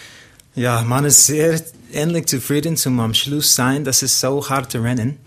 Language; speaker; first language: German; non-native, learner; English